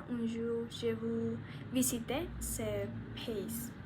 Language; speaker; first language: French; non-native, learner; Spanish